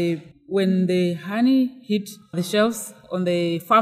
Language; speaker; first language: English; non-native, local second language; Tswana